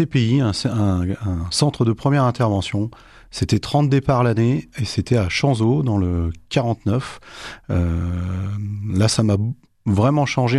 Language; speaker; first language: French; native; French